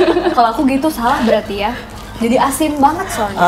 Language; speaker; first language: Indonesian; native; Indonesian